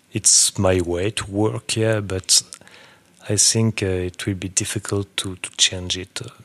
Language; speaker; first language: English; non-native, learner; French